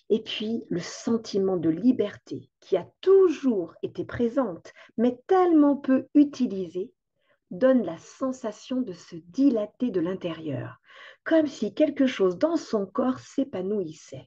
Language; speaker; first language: French; native; French